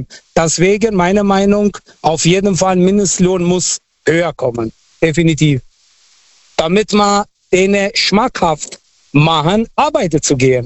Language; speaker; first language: German; non-native, fluent; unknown